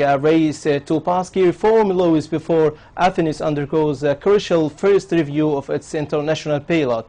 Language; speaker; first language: English; non-native, local second language; Arabic